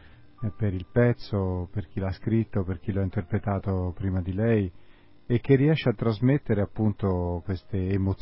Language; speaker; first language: Italian; native; Italian